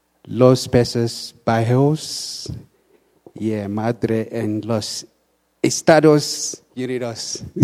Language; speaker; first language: Spanish; non-native, learner; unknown